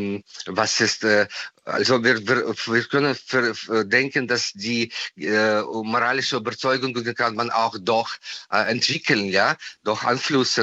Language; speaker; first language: German; non-native, fluent; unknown